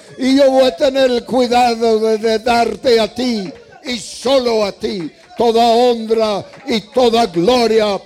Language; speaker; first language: Spanish; non-native, fluent; English